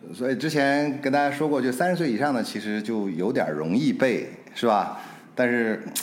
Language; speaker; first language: Chinese; native; Chinese